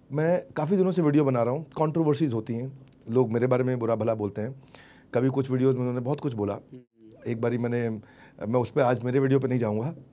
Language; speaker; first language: Hindi; native; Hindi